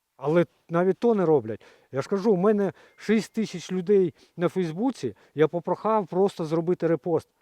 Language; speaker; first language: Ukrainian; native; Ukrainian